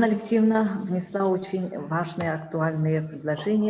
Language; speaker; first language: Russian; native; Russian